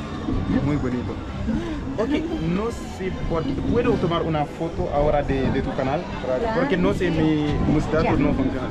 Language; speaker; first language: Spanish; non-native, learner; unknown